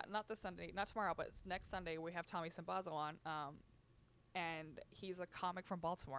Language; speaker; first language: English; native; English